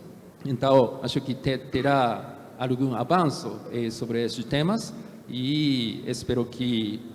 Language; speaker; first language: Portuguese; non-native, fluent; Japanese